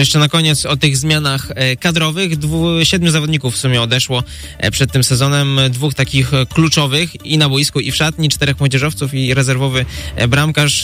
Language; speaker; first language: Polish; native; Polish